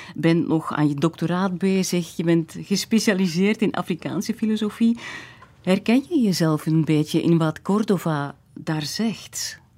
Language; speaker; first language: Dutch; native; Dutch